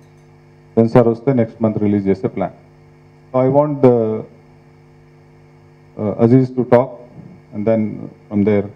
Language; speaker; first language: Telugu; native; Telugu